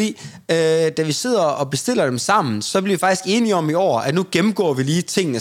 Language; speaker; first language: Danish; native; Danish